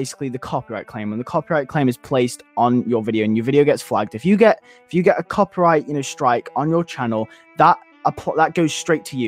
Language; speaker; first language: English; native; English